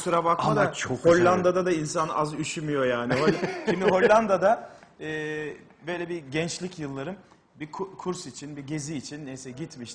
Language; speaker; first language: Turkish; native; Turkish